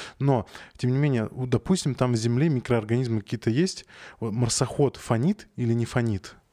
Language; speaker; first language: Russian; native; Russian